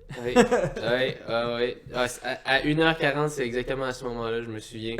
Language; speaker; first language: French; native; French